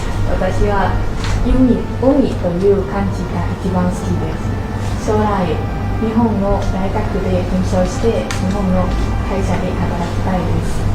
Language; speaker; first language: Japanese; non-native, learner; Lao